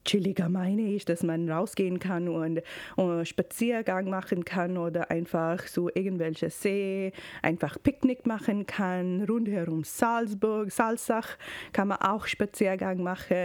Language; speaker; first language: German; non-native, fluent; Urdu